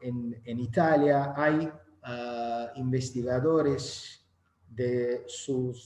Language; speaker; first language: Spanish; non-native, fluent; Azerbaijani